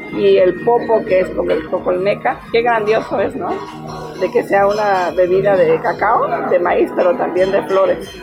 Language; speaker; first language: Spanish; native; Spanish